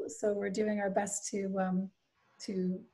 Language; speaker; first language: English; native; English